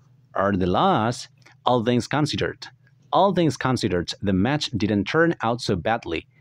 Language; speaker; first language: English; non-native, fluent; Indonesian